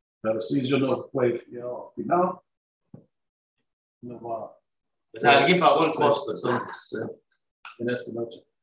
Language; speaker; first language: Spanish; non-native, learner; English